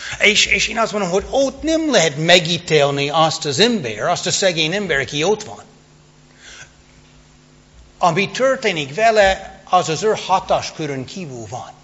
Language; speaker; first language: Hungarian; non-native, fluent; English